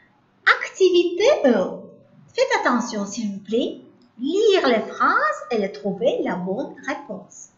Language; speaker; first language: French; non-native, learner; Uzbek